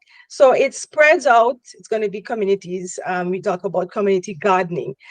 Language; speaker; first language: English; native; English